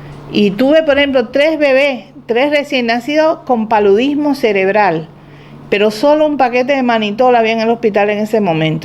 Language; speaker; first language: Spanish; native; Spanish